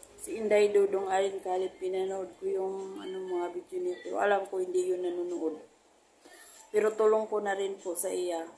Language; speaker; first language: Filipino; non-native, local second language; Cebuano